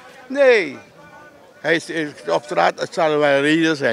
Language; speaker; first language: Dutch; non-native, local second language; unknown